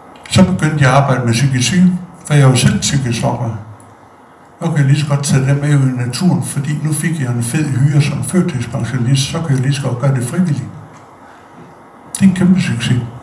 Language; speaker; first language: Danish; native; Danish